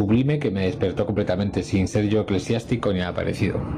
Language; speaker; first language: Spanish; native; Spanish